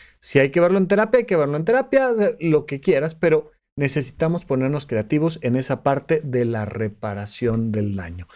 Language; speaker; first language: Spanish; native; Spanish